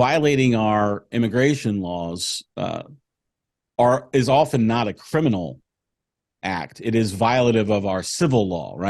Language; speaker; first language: English; native; English